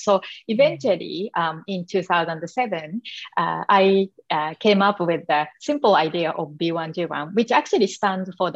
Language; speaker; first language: English; non-native, fluent; Japanese